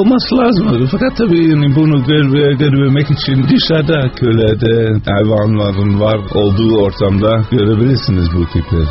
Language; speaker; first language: Turkish; non-native, fluent; Dutch